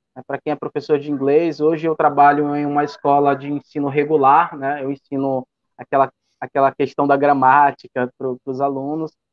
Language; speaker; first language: Portuguese; native; Portuguese